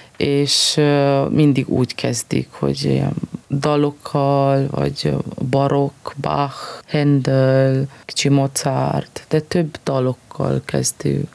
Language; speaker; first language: Hungarian; non-native, fluent; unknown